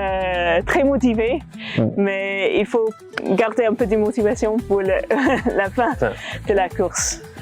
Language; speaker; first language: French; non-native, fluent; English